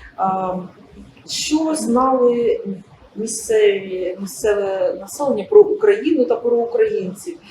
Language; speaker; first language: Ukrainian; native; Ukrainian